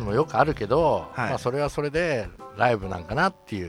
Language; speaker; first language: Japanese; native; Japanese